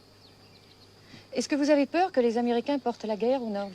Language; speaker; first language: French; native; French